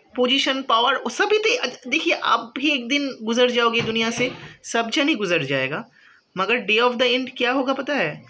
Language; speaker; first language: Hindi; non-native, local second language; Bangla